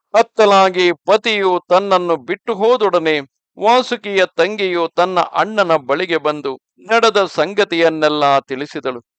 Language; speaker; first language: Kannada; native; Kannada